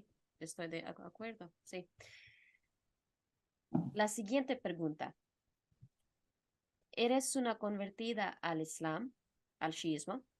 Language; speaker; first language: Spanish; non-native, fluent; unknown